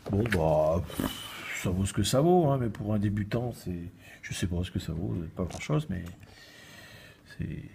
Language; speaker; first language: French; native; French